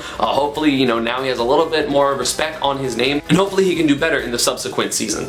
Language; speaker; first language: English; native; English